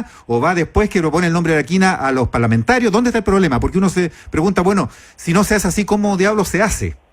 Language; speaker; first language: Spanish; native; Spanish